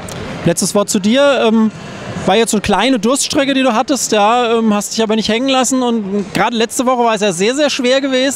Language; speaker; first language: German; native; German